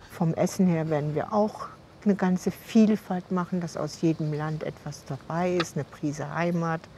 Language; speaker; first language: German; native; German